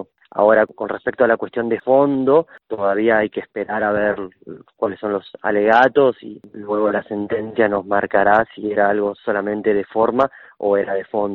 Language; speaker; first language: Spanish; native; Spanish